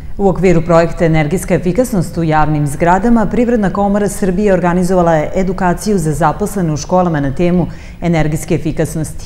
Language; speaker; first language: Serbian; native; Serbian